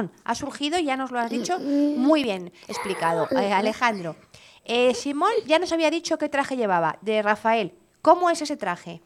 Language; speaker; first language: Spanish; native; Spanish